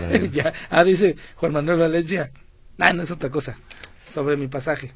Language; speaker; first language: Spanish; native; Spanish